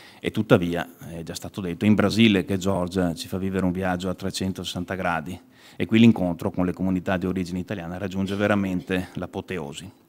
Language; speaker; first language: Italian; native; Italian